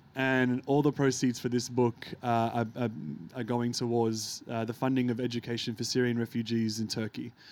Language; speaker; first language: English; early bilingual, other home language; Arabic